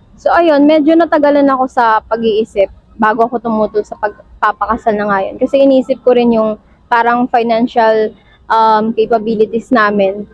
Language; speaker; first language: Filipino; native; Filipino